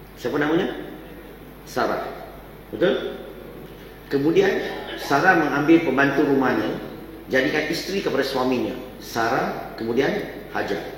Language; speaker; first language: Malay; non-native, local second language; Chinese